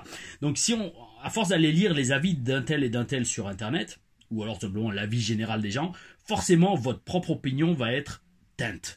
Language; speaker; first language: French; native; French